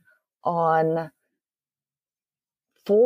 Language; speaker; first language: English; native; English